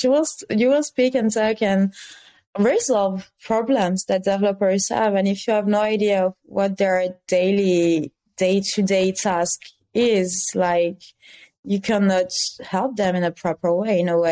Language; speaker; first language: English; non-native, fluent; French